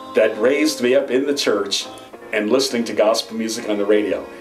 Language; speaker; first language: English; native; English